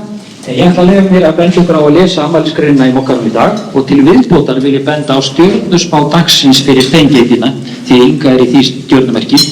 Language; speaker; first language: Icelandic; native; Icelandic